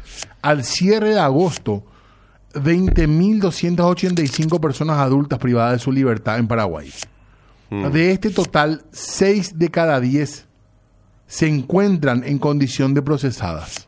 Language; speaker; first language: Spanish; native; Spanish